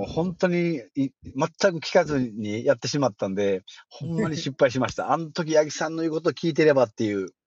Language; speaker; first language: Japanese; native; Japanese